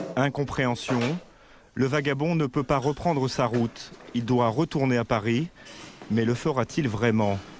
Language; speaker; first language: French; native; French